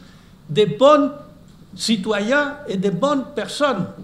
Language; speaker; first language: French; non-native, fluent; Spanish